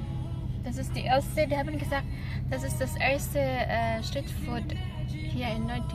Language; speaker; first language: German; non-native, learner; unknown